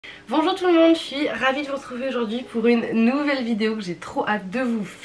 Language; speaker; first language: French; native; French